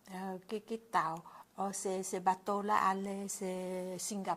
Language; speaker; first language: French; non-native, learner; Vietnamese